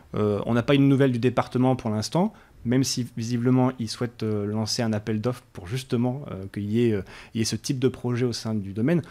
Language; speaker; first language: French; native; French